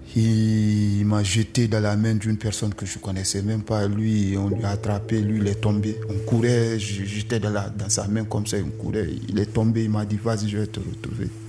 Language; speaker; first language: French; non-native, local second language; Susu